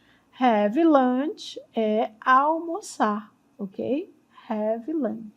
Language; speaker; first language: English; non-native, fluent; Portuguese